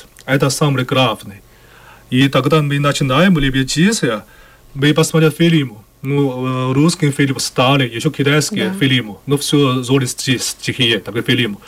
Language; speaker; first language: Russian; non-native, learner; Chinese